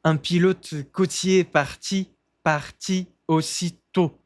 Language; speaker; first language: French; non-native, learner; Portuguese